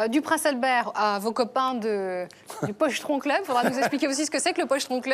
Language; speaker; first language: French; native; French